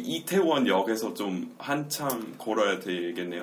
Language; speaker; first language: Korean; non-native, fluent; English